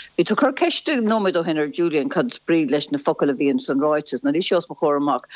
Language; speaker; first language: Irish; non-native, local second language; English